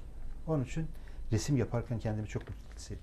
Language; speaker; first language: Turkish; non-native, local second language; Azerbaijani